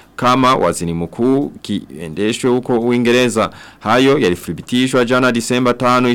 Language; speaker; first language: Swahili; non-native, local second language; Rundi